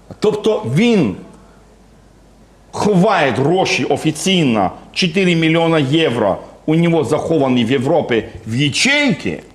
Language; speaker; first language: Ukrainian; non-native, fluent; Georgian